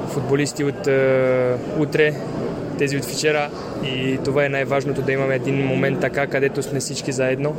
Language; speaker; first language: Bulgarian; non-native, fluent; Romanian